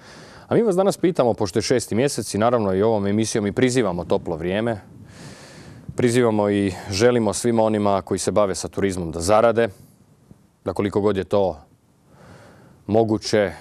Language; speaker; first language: Croatian; native; Croatian